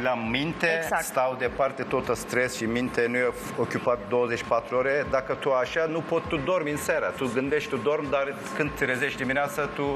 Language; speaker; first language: Romanian; non-native, learner; Turkish